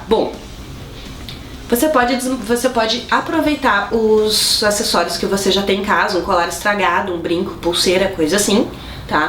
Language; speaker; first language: Portuguese; native; Portuguese